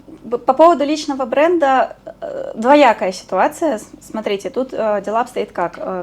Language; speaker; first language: Russian; native; Russian